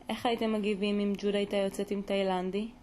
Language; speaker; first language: Hebrew; native; Hebrew